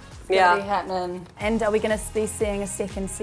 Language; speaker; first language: English; native; English